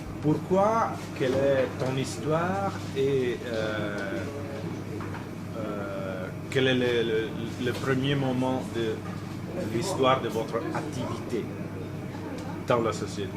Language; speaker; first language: French; non-native, fluent; Italian